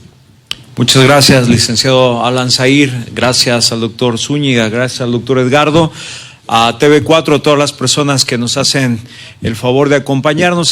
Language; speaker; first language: Spanish; native; Spanish